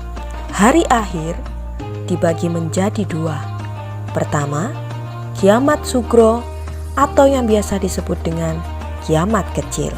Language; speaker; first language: Indonesian; native; Indonesian